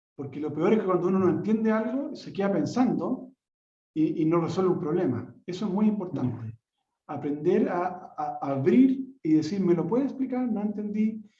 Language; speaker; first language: Spanish; native; Spanish